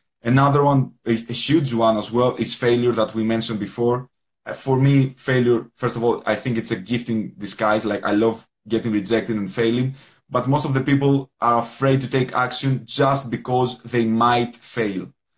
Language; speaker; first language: English; non-native, fluent; Greek